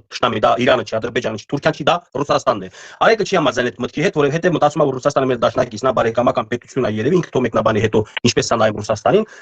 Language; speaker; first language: Armenian; native; Armenian